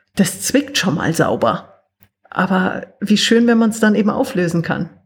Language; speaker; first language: German; native; German